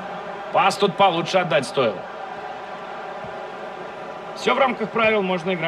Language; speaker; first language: Russian; native; Russian